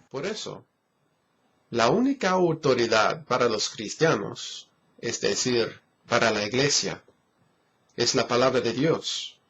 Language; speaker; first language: Spanish; non-native, fluent; English